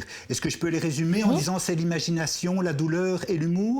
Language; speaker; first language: French; native; French